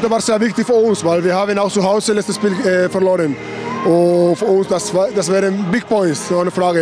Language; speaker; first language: German; non-native, fluent; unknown